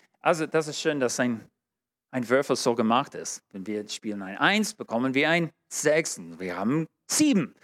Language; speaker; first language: German; non-native, fluent; English